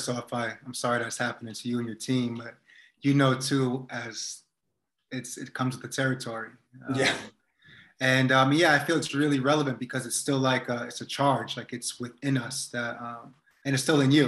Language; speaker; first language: English; native; English